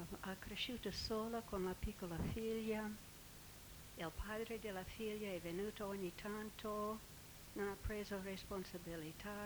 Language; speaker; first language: Italian; non-native, fluent; English